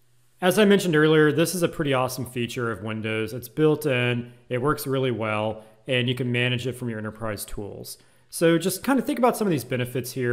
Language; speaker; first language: English; native; English